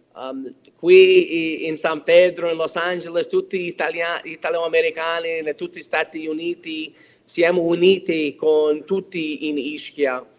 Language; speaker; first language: Italian; early bilingual, heritage; English